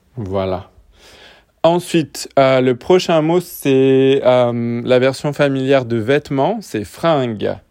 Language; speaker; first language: French; native; French